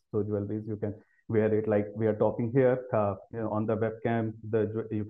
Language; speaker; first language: English; non-native, local second language; Hindi